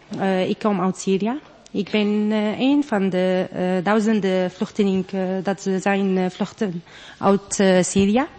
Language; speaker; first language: Dutch; non-native, learner; Arabic